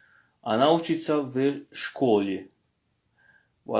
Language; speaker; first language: Russian; non-native, learner; French